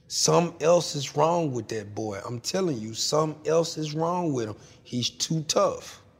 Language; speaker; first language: English; native; English